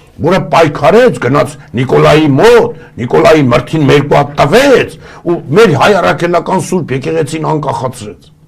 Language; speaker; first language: Armenian; early bilingual, other home language; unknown